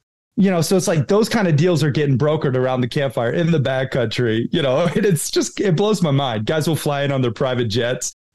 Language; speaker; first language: English; native; English